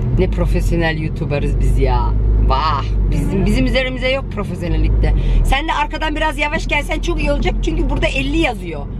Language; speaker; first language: Turkish; early bilingual, heritage; Turkish